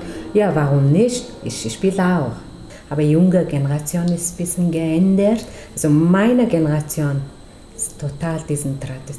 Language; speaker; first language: German; non-native, fluent; Mongolian